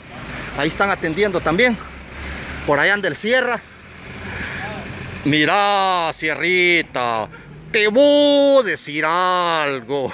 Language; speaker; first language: Spanish; native; Spanish